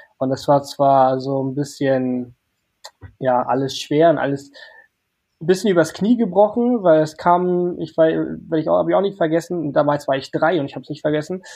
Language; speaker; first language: German; early bilingual, other home language; Portuguese